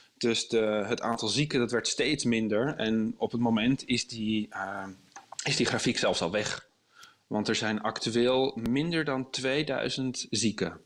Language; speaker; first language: Dutch; native; Dutch